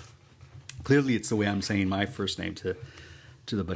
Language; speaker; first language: English; native; English